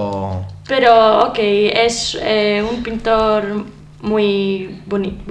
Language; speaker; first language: Spanish; non-native, learner; Greek